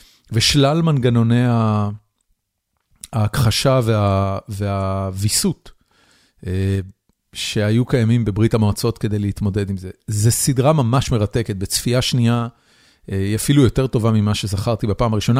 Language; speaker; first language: Hebrew; native; Hebrew